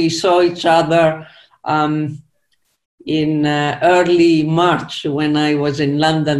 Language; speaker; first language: English; non-native, fluent; Greek